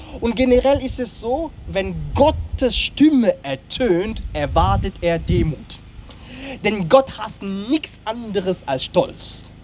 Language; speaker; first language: German; non-native, fluent; French